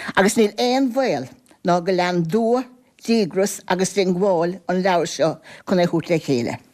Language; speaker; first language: Irish; native; Irish